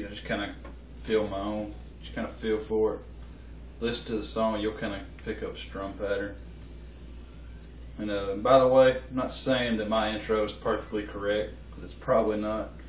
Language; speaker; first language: English; native; English